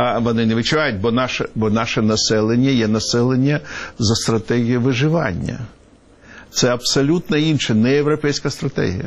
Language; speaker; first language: Ukrainian; non-native, local second language; Russian